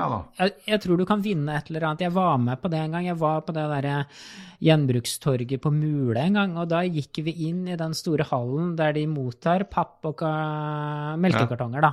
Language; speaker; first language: Norwegian; native; Norwegian